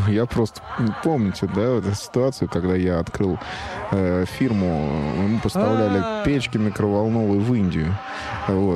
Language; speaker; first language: Russian; native; Russian